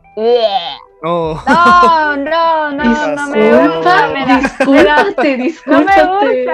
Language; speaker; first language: Spanish; early bilingual, other home language; Chinese